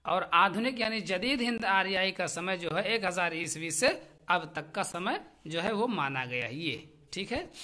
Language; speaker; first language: Hindi; native; Hindi